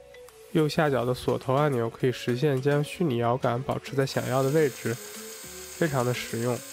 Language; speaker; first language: Chinese; native; Chinese